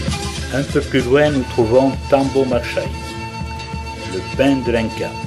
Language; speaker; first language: French; native; French